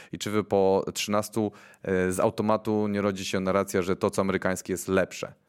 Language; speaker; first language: Polish; native; Polish